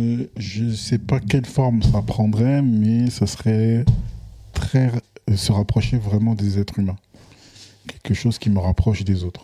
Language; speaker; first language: French; native; French